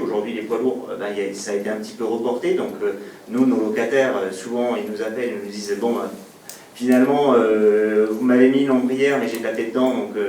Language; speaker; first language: French; native; French